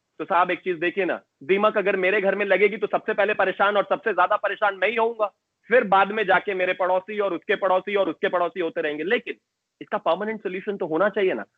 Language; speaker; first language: Hindi; native; Hindi